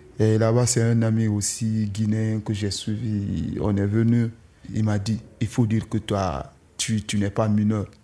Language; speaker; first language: French; non-native, local second language; Susu